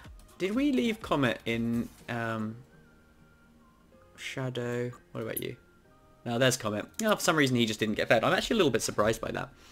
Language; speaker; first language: English; native; English